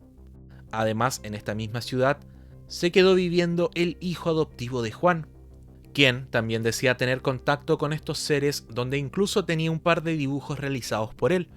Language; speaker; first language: Spanish; native; Spanish